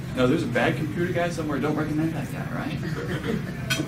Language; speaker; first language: English; non-native, fluent; Danish